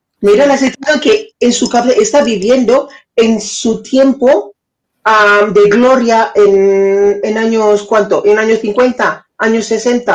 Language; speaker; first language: Spanish; non-native, fluent; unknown